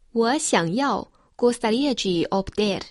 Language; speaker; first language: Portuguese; non-native, fluent; Chinese